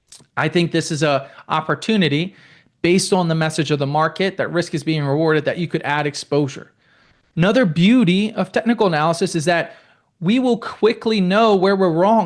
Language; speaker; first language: English; native; English